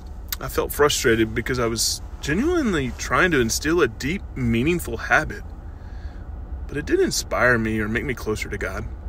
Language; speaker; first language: English; native; English